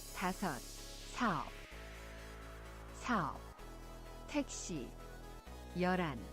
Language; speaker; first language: Korean; non-native, learner; English